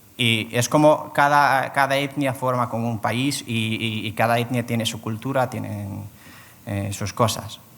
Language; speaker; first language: Spanish; non-native, fluent; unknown